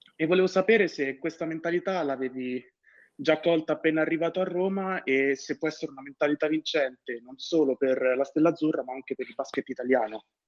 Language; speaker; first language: Italian; native; Italian